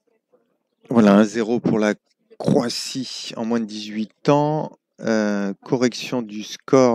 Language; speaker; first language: French; native; French